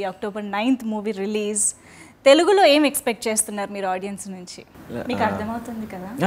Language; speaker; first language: Telugu; native; Telugu